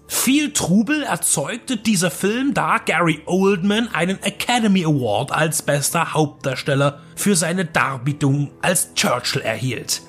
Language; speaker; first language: German; native; German